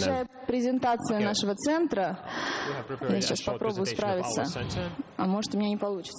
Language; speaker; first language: Russian; native; Russian